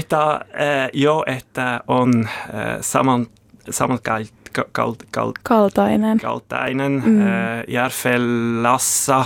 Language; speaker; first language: Finnish; non-native, fluent; German